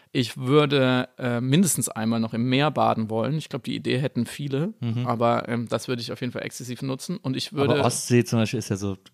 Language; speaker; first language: German; native; German